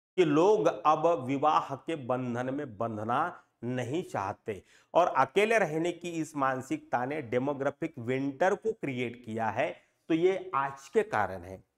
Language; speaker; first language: Hindi; non-native, local second language; Marathi